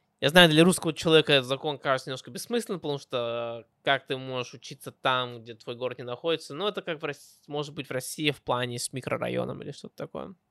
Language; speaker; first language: Russian; early bilingual, heritage; Russian